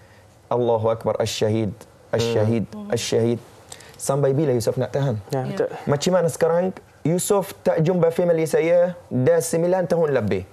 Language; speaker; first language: Indonesian; non-native, fluent; Arabic